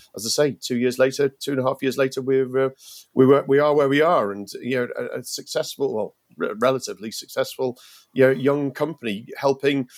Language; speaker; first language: English; native; English